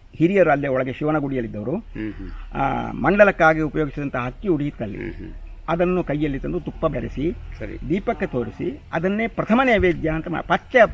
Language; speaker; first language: Kannada; non-native, local second language; Malayalam